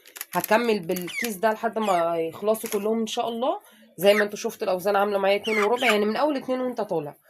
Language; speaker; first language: Arabic; native; Arabic